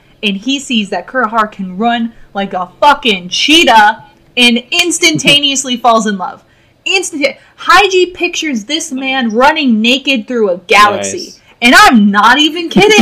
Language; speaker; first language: English; native; English